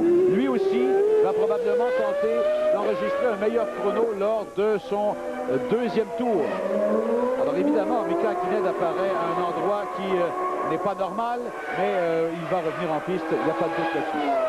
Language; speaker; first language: French; native; French